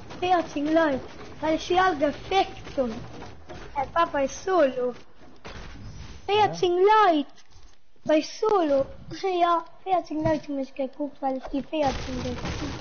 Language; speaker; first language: German; non-native, learner; Portuguese